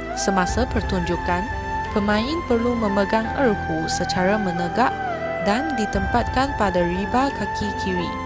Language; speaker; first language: Malay; non-native, local second language; Chinese